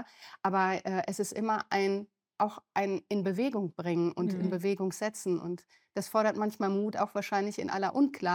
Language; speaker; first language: German; native; German